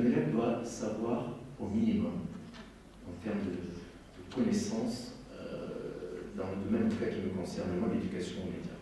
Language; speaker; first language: French; native; French